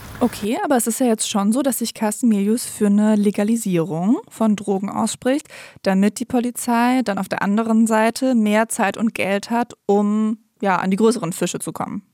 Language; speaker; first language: German; native; German